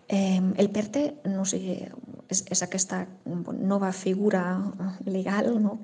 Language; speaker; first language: Catalan; non-native, fluent; German